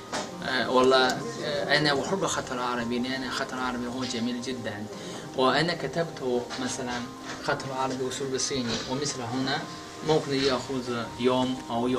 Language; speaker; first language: Arabic; non-native, learner; Chinese